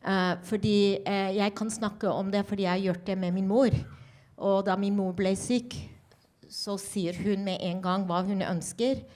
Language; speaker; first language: Norwegian; non-native, fluent; English